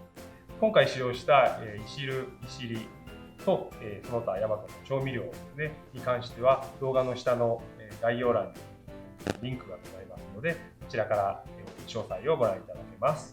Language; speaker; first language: Japanese; native; Japanese